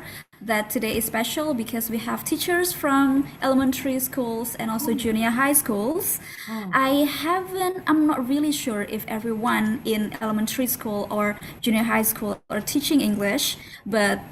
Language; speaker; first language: English; non-native, fluent; Indonesian